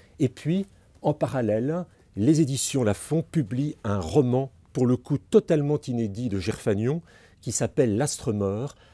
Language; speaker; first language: French; native; French